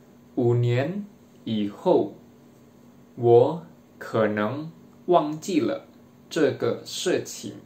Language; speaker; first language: Chinese; non-native, fluent; Indonesian